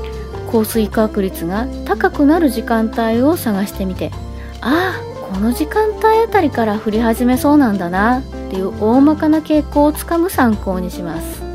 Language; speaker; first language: Japanese; native; Japanese